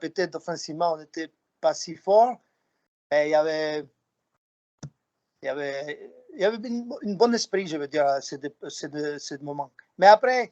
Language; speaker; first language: French; non-native, fluent; Slovak